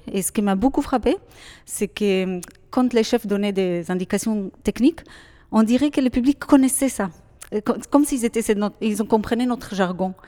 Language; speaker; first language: French; non-native, fluent; Hebrew